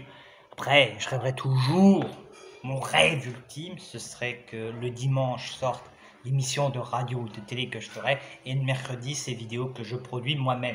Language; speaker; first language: French; native; French